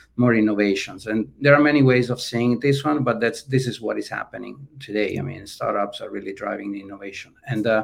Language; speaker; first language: English; non-native, fluent; Italian